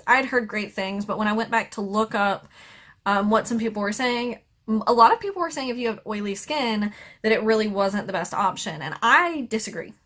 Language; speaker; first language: English; native; English